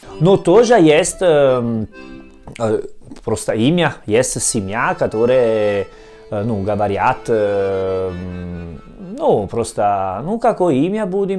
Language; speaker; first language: Russian; non-native, learner; Italian